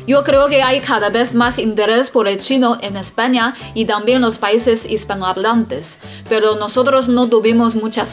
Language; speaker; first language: Spanish; non-native, fluent; Chinese